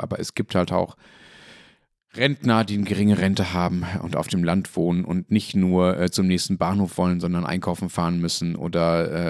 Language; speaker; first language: German; native; German